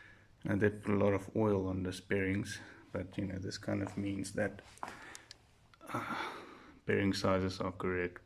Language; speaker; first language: English; native; English